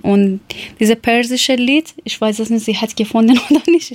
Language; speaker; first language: German; non-native, learner; Persian